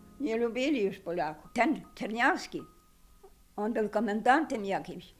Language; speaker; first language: Polish; non-native, local second language; Ukrainian